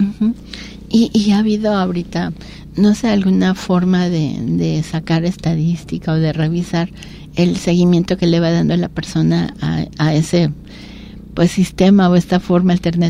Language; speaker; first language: Spanish; native; Spanish